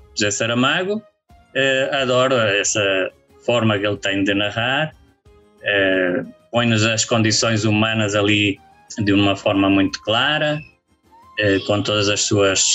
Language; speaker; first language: Portuguese; native; Portuguese